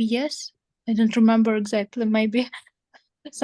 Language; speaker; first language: English; non-native, learner; Ukrainian